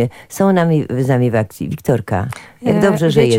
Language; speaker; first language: Polish; native; Polish